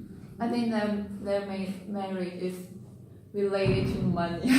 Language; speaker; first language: English; non-native, learner; Chinese